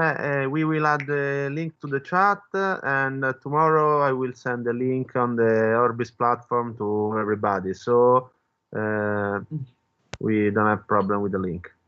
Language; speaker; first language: English; non-native, fluent; Italian